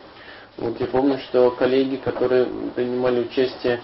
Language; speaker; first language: Russian; native; Russian